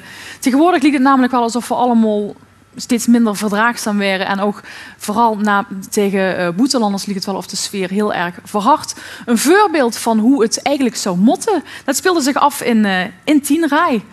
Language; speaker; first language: Dutch; native; Dutch